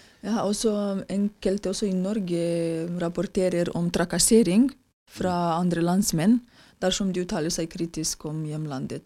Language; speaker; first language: Norwegian; non-native, fluent; Romanian